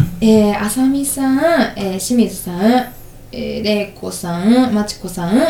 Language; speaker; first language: Japanese; native; Japanese